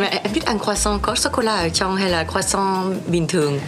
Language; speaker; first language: Vietnamese; early bilingual, heritage; French